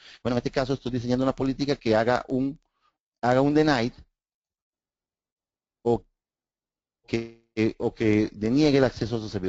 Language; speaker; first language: Spanish; native; Spanish